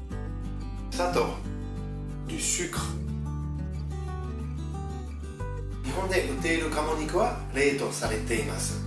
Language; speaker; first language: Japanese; non-native, fluent; French